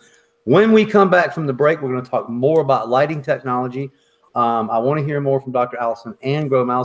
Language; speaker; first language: English; native; English